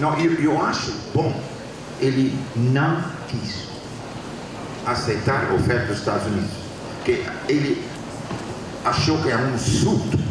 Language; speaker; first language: Portuguese; non-native, fluent; Dutch